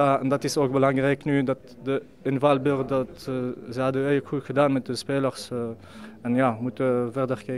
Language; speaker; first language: Dutch; non-native, learner; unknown